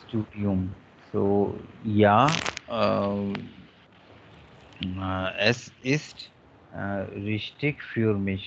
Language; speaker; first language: German; non-native, learner; Hindi